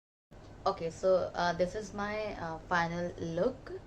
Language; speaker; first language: English; non-native, local second language; Hindi